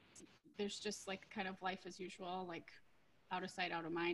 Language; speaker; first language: English; native; English